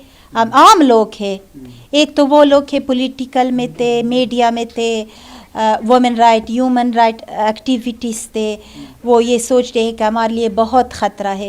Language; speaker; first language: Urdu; non-native, fluent; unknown